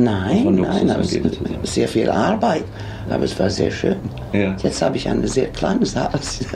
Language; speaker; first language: German; non-native, fluent; Swedish